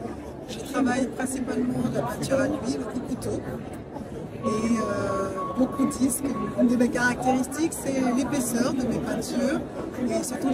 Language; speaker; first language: French; native; French